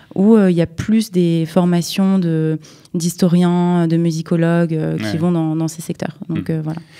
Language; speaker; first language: French; native; French